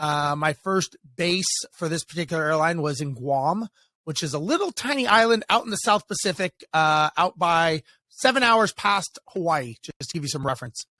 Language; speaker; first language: English; native; English